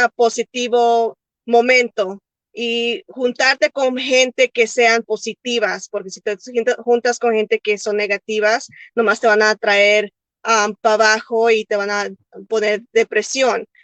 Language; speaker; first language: Spanish; early bilingual, heritage; Spanish